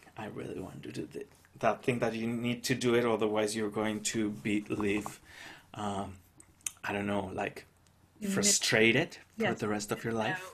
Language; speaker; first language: English; non-native, fluent; Spanish